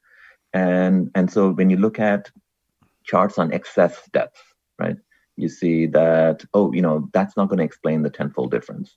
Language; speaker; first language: English; non-native, local second language; Bangla